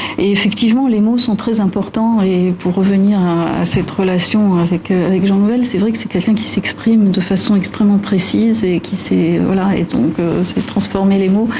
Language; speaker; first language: French; non-native, local second language; Arabic